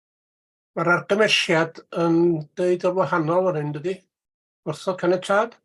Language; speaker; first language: Welsh; native; Welsh